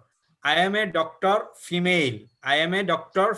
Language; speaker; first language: English; non-native, fluent; Bangla